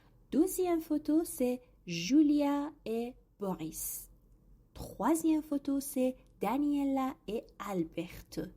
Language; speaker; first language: French; non-native, fluent; Persian